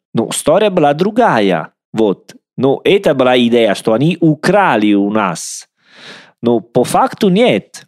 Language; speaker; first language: Russian; non-native, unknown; Italian